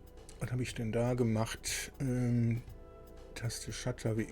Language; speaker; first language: German; native; German